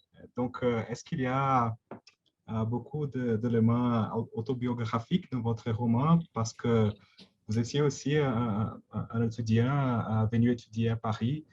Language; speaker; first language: French; non-native, fluent; Portuguese